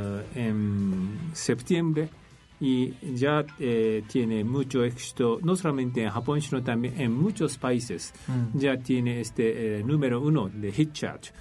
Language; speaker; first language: Spanish; non-native, fluent; Japanese